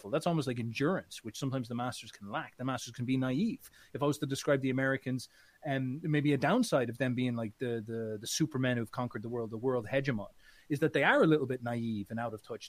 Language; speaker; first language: English; native; English